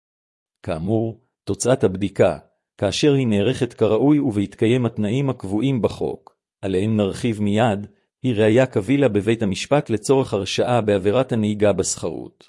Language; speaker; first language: Hebrew; native; Hebrew